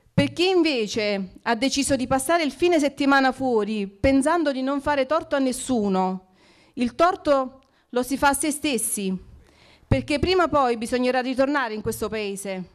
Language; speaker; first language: Italian; native; Italian